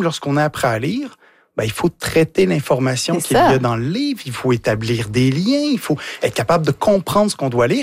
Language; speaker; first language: French; native; French